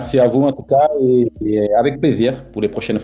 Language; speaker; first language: French; non-native, fluent; Portuguese